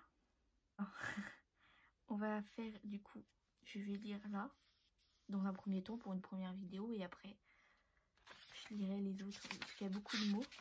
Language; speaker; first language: French; native; French